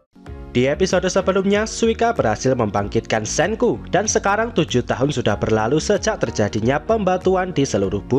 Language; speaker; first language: Indonesian; native; Indonesian